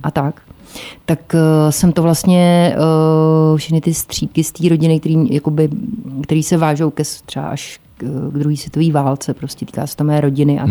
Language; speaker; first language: Czech; native; Czech